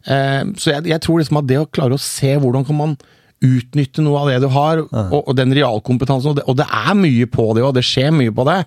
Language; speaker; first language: Norwegian; native; Norwegian